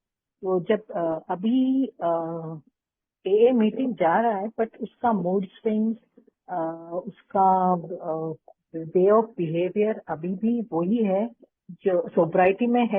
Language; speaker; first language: Hindi; non-native, local second language; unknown